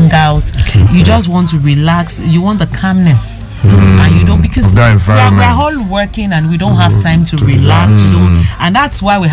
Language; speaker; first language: English; non-native, local second language; Yoruba